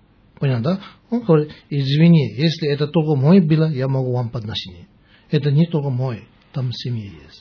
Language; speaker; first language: Russian; non-native, learner; Tibetan